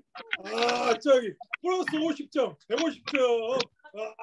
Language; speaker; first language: Korean; native; Korean